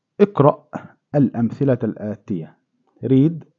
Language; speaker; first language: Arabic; non-native, fluent; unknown